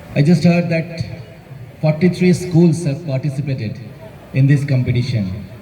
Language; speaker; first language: English; non-native, local second language; Bangla